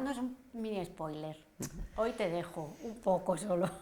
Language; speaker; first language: Spanish; native; Spanish